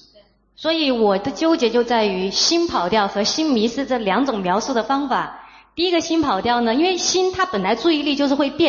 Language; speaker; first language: Chinese; native; Chinese